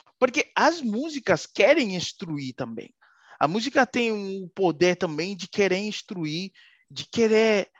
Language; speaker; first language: Portuguese; non-native, fluent; Haitian Creole